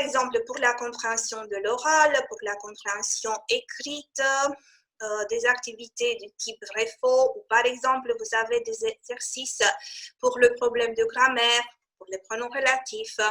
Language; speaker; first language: French; non-native, fluent; Romanian